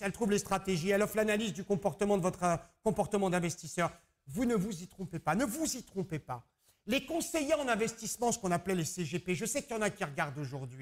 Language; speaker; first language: French; native; French